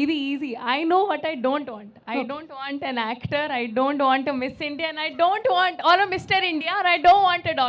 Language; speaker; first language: Telugu; non-native, local second language; Hindi